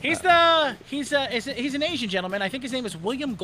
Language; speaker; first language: English; native; English